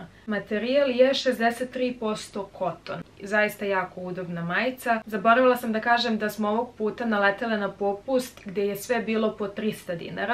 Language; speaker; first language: Serbian; native; Serbian